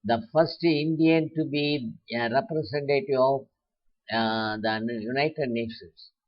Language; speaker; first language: English; non-native, local second language; Tamil